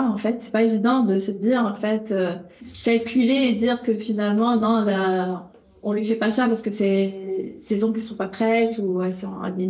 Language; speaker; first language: French; native; French